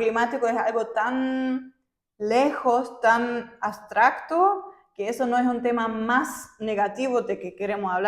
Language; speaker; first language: Spanish; non-native, fluent; German